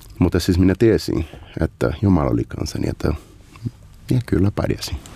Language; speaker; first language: Finnish; non-native, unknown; Portuguese